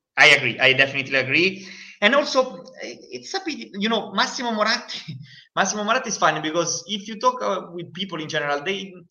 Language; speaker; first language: English; non-native, fluent; Italian